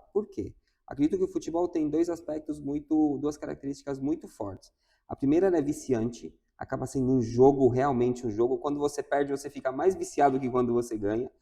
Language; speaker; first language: Portuguese; non-native, fluent; Spanish